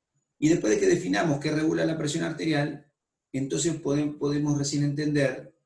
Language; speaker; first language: Spanish; native; Spanish